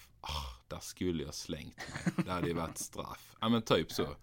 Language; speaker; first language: Swedish; native; Swedish